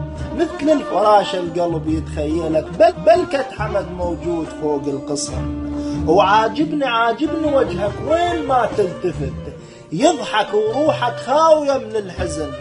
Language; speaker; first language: Arabic; native; Arabic